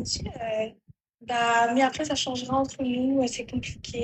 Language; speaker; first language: French; native; French